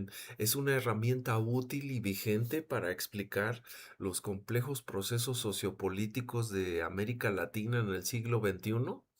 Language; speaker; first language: Spanish; native; Spanish